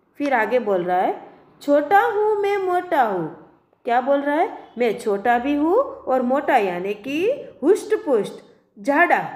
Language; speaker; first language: Hindi; non-native, local second language; Gujarati